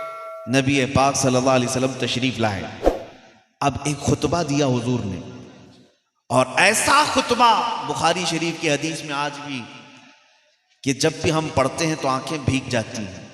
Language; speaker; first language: Urdu; native; Urdu